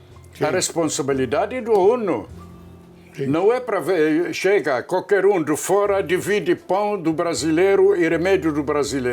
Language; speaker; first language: Portuguese; non-native, fluent; Arabic